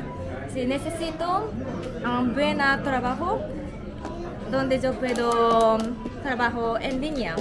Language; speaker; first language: Spanish; non-native, learner; Japanese